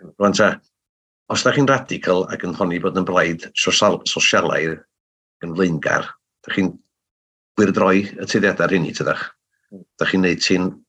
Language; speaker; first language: Welsh; native; Welsh